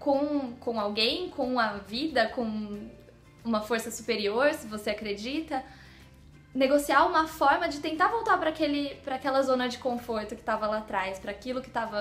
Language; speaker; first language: Portuguese; native; Portuguese